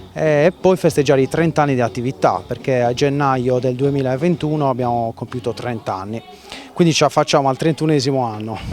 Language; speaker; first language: Italian; native; Italian